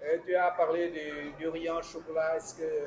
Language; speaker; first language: French; non-native, fluent; Vietnamese